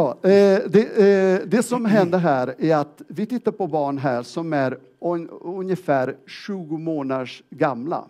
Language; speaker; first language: Swedish; non-native, fluent; Portuguese